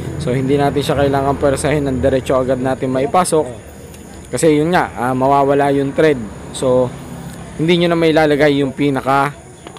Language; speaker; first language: Filipino; native; Filipino